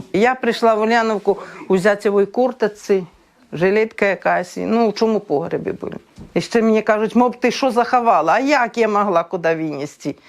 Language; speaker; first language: Ukrainian; native; Ukrainian